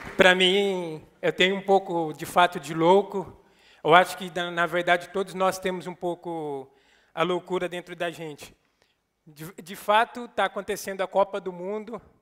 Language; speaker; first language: Portuguese; native; Portuguese